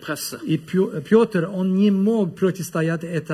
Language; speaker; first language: Russian; non-native, learner; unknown